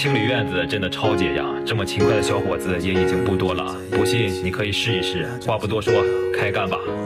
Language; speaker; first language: Chinese; native; Chinese